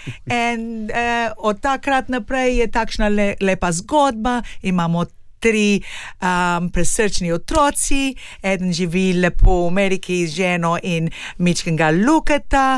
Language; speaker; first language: Slovenian; early bilingual, heritage; Slovenian